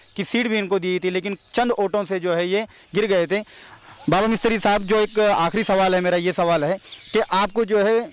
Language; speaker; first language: Hindi; non-native, local second language; Marathi